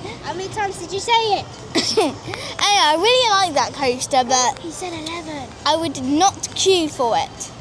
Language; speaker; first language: English; native; English